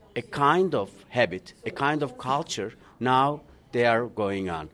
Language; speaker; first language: English; non-native, fluent; Turkish